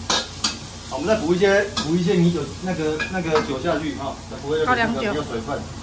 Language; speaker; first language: Chinese; native; Chinese